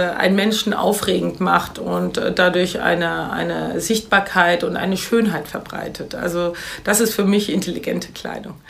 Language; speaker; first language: German; native; German